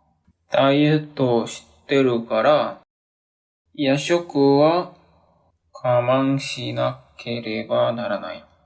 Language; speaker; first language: Japanese; non-native, learner; Korean